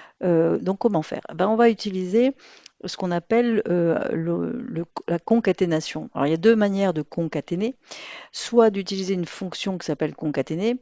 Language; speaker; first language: French; native; French